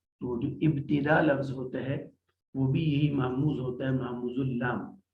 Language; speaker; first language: Urdu; native; Urdu